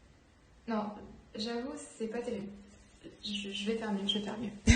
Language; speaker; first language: French; native; French